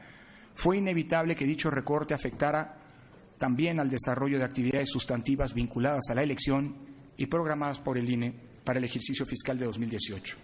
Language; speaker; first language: Spanish; native; Spanish